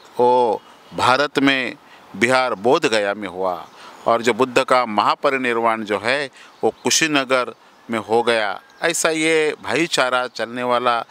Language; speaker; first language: Hindi; non-native, local second language; Marathi